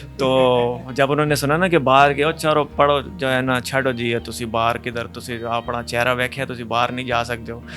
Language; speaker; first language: Urdu; non-native, local second language; Punjabi